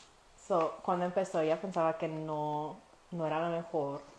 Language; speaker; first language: Spanish; early bilingual, heritage; Spanish